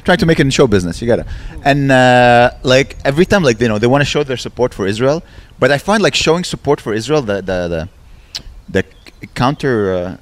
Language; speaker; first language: English; native; English